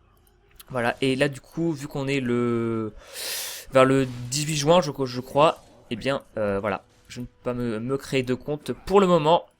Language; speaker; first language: French; native; French